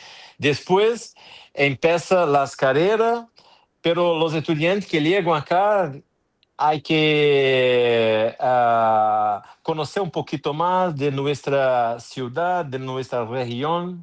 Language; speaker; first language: Spanish; non-native, fluent; Portuguese